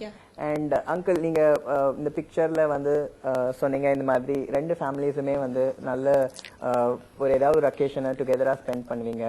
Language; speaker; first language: Tamil; native; Tamil